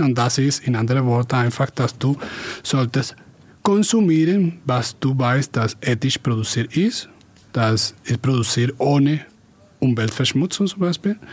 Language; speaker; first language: German; non-native, fluent; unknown